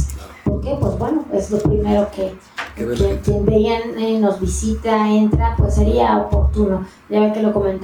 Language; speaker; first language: Spanish; native; Spanish